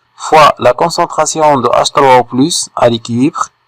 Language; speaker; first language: French; non-native, local second language; Arabic